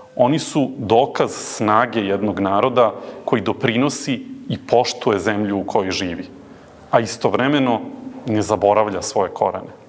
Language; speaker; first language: Serbian; native; Serbian